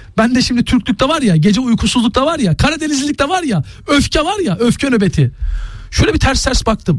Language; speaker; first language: Turkish; native; Turkish